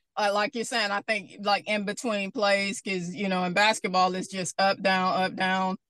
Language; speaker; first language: English; native; English